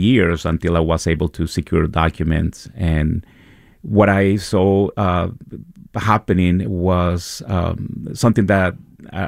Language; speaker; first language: English; non-native, fluent; Spanish